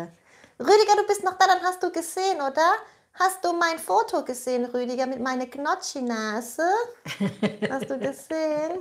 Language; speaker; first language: German; native; German